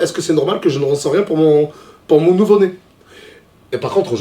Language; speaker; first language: French; native; French